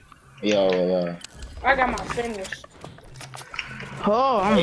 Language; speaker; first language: English; native; English